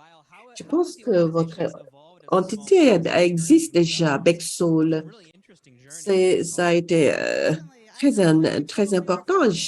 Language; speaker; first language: French; non-native, fluent; English